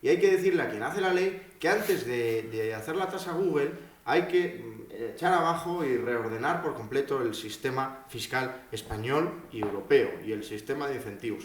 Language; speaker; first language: Spanish; native; Spanish